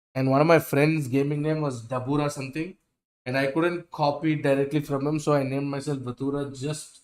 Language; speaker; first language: English; non-native, local second language; Hindi